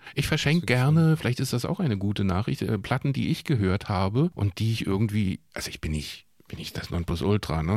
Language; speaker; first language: German; native; German